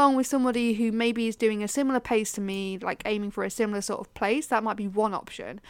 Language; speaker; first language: English; native; English